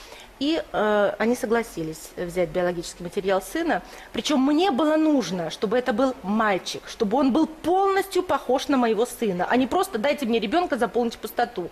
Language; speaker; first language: Russian; native; Russian